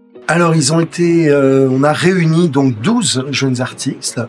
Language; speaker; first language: French; native; French